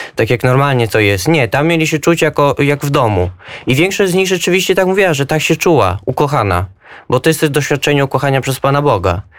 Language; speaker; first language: Polish; native; Polish